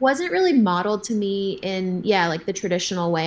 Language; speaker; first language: English; native; English